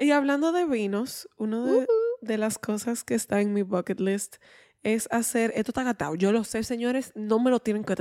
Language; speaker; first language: Spanish; native; Spanish